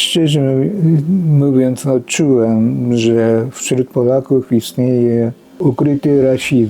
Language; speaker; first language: Polish; non-native, fluent; Japanese